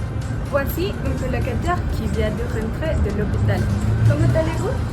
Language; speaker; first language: French; non-native, learner; Spanish